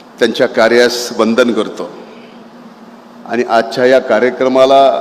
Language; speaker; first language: Marathi; native; Marathi